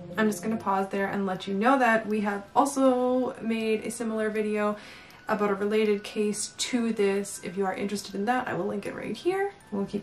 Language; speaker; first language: English; native; English